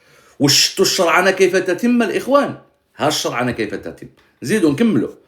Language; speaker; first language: Arabic; native; Arabic